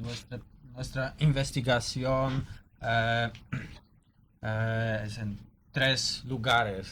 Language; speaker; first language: Spanish; non-native, learner; Polish